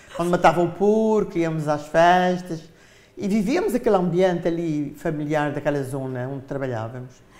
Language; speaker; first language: Portuguese; native; Portuguese